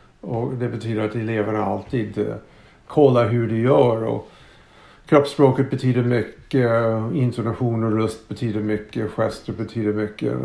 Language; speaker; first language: Swedish; non-native, fluent; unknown